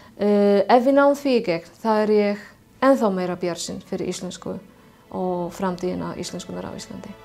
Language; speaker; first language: Icelandic; non-native, fluent; Polish